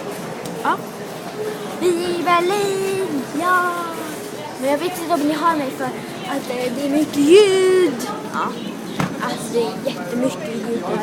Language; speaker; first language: Swedish; early bilingual, other home language; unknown